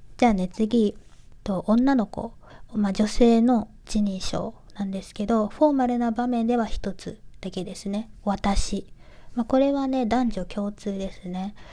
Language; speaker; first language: Japanese; native; Japanese